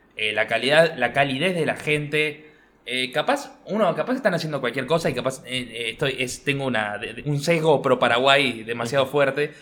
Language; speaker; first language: Spanish; native; Spanish